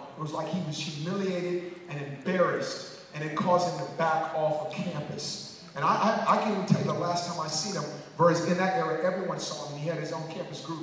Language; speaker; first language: English; native; English